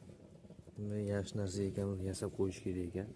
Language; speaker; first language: Uzbek; native; Uzbek